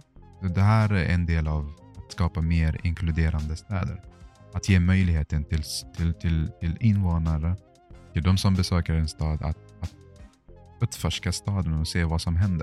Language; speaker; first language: Swedish; non-native, fluent; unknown